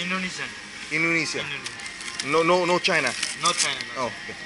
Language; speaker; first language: English; non-native, learner; Vietnamese